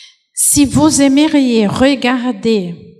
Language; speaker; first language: French; non-native, fluent; Portuguese